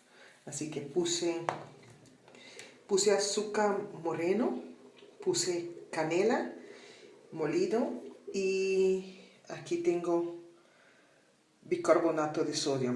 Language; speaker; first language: Spanish; non-native, fluent; Papiamento